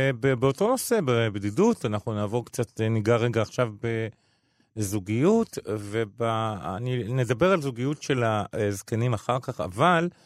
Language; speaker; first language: Hebrew; native; Hebrew